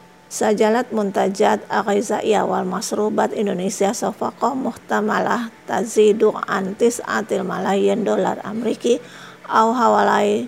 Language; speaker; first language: Arabic; non-native, fluent; Indonesian